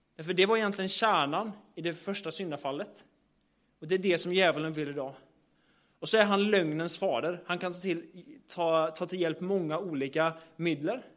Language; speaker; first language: Swedish; native; Swedish